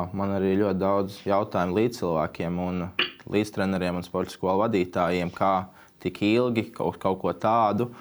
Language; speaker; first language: Latvian; native; Latvian